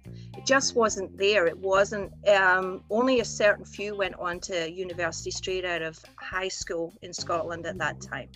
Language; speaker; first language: English; native; English